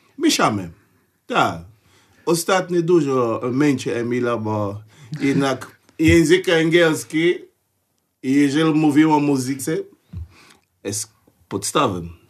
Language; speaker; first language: Polish; non-native, fluent; Portuguese